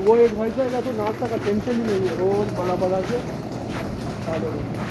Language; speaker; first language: Hindi; non-native, local second language; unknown